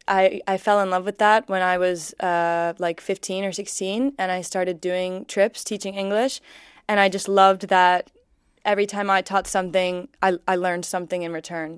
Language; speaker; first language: English; native; English